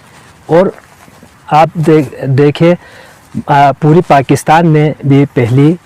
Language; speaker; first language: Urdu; non-native, local second language; Balti